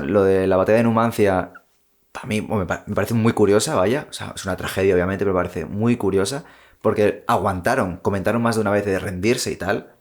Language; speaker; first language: Spanish; native; Spanish